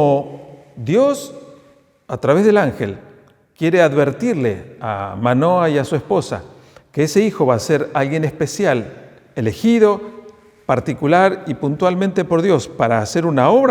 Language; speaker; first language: Spanish; native; Spanish